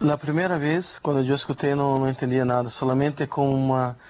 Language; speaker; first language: Spanish; non-native, learner; Portuguese